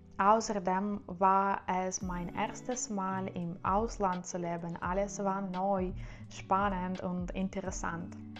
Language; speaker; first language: German; non-native, learner; Ukrainian